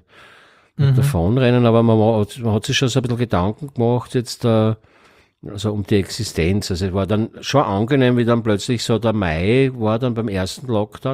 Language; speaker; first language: German; native; German